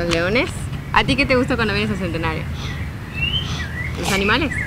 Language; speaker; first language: Spanish; native; Spanish